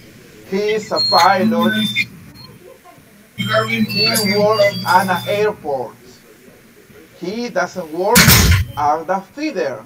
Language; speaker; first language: English; non-native, fluent; Spanish